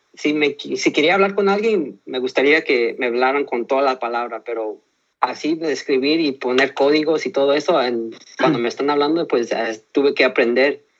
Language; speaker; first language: Spanish; early bilingual, heritage; Spanish